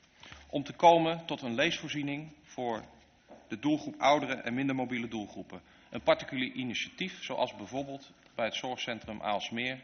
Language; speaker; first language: Dutch; native; Dutch